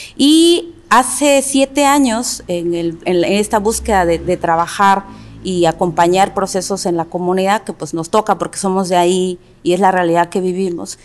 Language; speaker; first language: Spanish; non-native, local second language; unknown